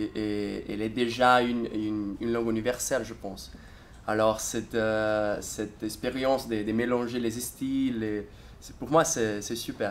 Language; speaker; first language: French; non-native, fluent; Portuguese